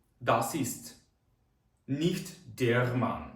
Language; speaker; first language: German; non-native, fluent; Ukrainian